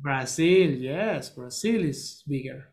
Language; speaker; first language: English; non-native, learner; Spanish